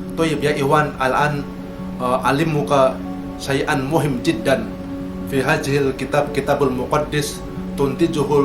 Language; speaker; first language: Arabic; non-native, learner; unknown